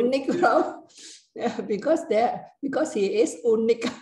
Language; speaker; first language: English; non-native, learner; Indonesian